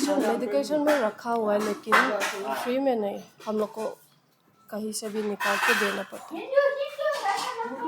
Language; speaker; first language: Hindi; non-native, local second language; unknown